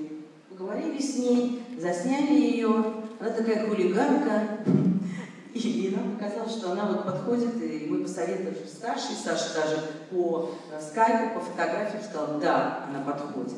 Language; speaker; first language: Russian; native; Russian